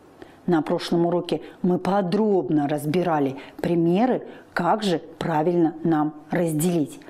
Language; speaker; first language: Russian; native; Russian